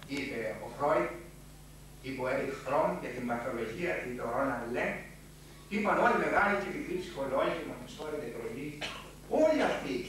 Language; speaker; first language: Greek; native; Greek